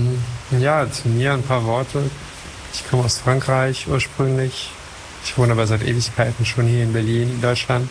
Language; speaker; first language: German; non-native, fluent; French